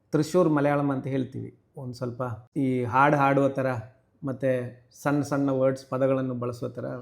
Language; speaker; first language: Kannada; non-native, local second language; Malayalam